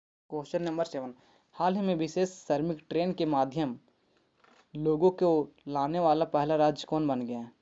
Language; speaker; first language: Hindi; native; Hindi